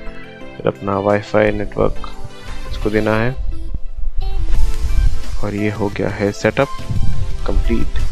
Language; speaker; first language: Hindi; native; Hindi